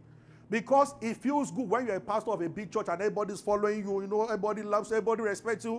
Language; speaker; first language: English; non-native, local second language; Yoruba